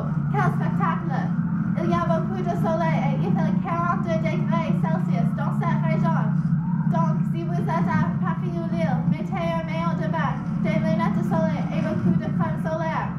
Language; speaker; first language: French; non-native, learner; English